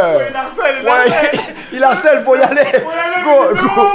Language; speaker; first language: French; native; French